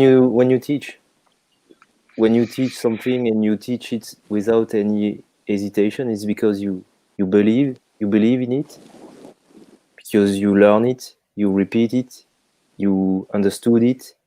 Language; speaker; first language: English; non-native, fluent; French